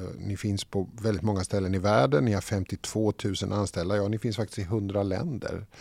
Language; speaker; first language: Swedish; native; Swedish